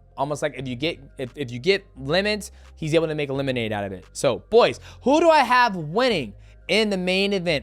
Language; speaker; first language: English; native; English